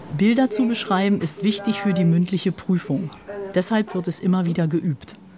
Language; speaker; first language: German; native; German